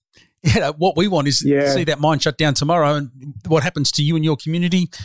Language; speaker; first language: English; native; English